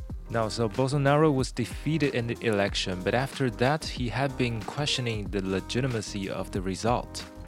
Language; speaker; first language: English; non-native, fluent; Chinese